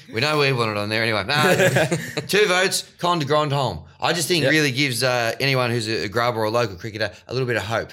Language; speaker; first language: English; native; English